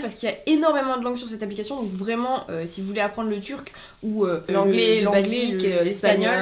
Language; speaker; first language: French; native; French